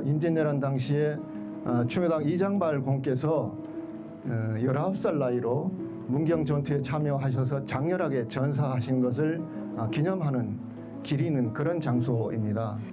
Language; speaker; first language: Korean; native; Korean